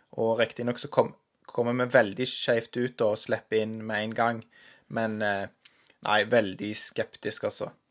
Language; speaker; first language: Norwegian; native; Norwegian